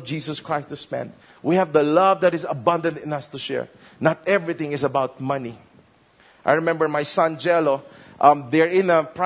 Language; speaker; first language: English; non-native, local second language; Filipino